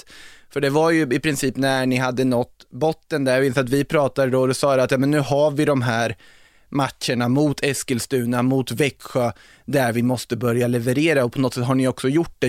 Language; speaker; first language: Swedish; native; Swedish